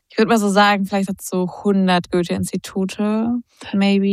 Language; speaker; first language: German; native; German